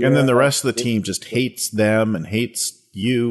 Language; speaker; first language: English; native; English